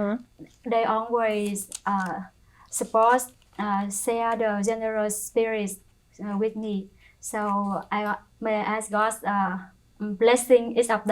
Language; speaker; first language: English; non-native, learner; Vietnamese